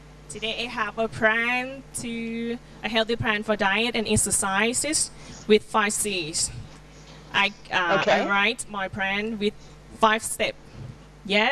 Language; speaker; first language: English; non-native, learner; Thai